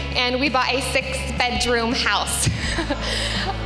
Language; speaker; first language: English; native; English